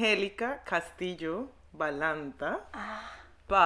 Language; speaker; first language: English; non-native, learner; Spanish